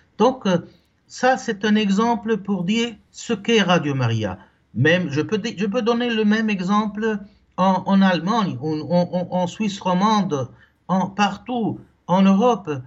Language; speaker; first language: French; non-native, local second language; Arabic